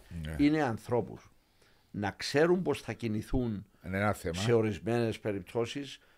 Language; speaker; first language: Greek; native; Greek